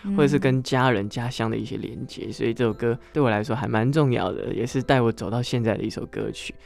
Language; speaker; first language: Chinese; non-native, local second language; Hakka Chinese